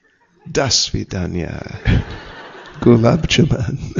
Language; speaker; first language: Russian; non-native, learner; English